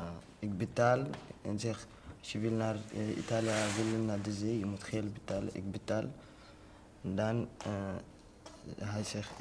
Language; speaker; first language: Dutch; non-native, learner; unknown